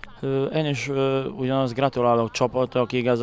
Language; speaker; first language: Hungarian; non-native, learner; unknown